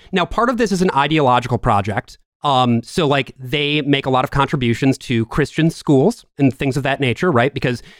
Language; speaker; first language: English; native; English